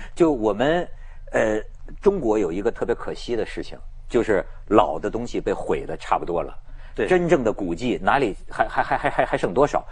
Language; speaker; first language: Chinese; native; Chinese